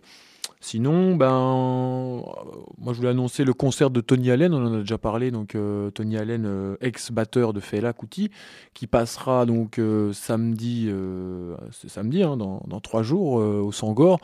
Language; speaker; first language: French; native; French